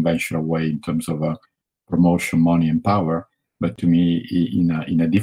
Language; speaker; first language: English; non-native, fluent; Italian